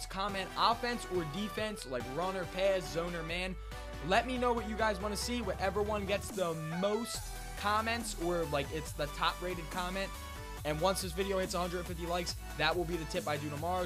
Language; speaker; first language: English; native; English